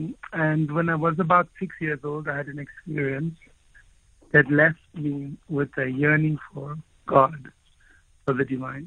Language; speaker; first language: English; non-native, local second language; Afrikaans